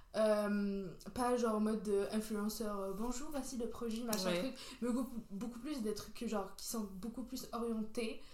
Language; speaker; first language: French; non-native, local second language; Kabyle